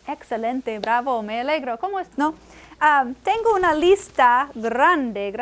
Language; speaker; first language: Spanish; non-native, fluent; English